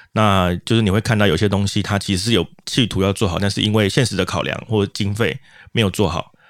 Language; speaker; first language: Chinese; native; Chinese